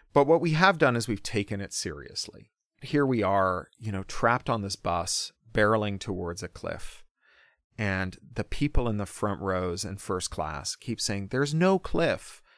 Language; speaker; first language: English; native; English